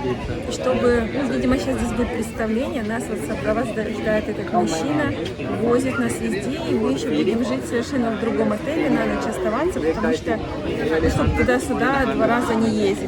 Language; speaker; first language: Russian; native; Russian